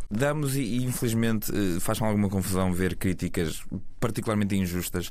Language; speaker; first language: Portuguese; native; Portuguese